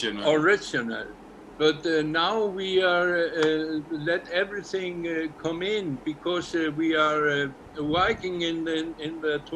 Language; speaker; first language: English; non-native, learner; Icelandic